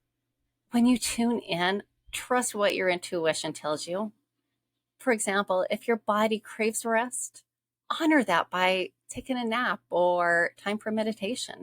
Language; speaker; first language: English; native; English